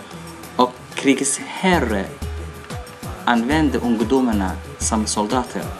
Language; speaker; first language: Swedish; non-native, learner; Somali